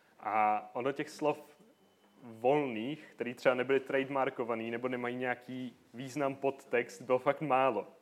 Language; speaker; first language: Czech; native; Czech